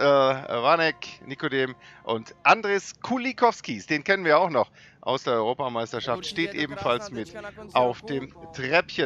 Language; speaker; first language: German; native; German